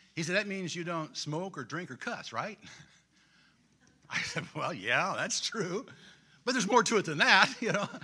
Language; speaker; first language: English; native; English